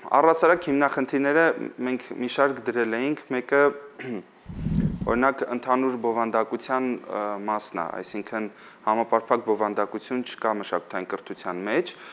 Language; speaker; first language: Armenian; native; Armenian